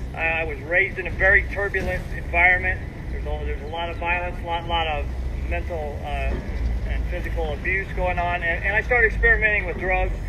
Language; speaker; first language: English; native; English